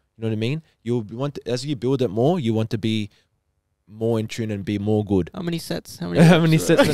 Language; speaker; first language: English; native; English